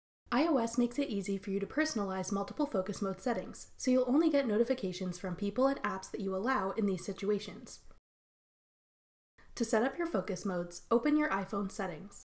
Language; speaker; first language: English; native; English